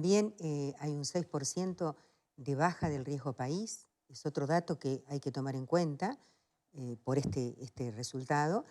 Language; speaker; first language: Spanish; native; Spanish